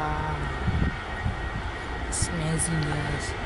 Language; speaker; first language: English; non-native, learner; Indonesian